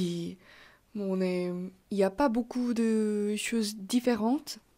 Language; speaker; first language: French; non-native, fluent; Korean